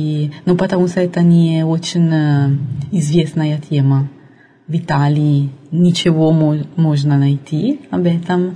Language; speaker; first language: Russian; non-native, fluent; Italian